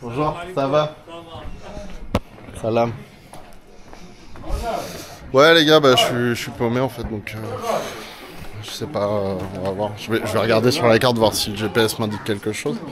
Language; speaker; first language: French; native; French